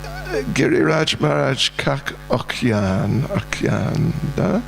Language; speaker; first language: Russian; non-native, learner; English